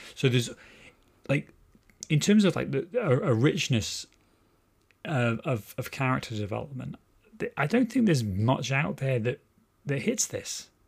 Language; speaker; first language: English; native; English